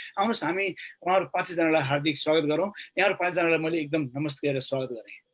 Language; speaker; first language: Nepali; native; Nepali